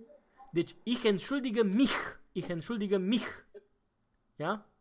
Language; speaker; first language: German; non-native, fluent; Romanian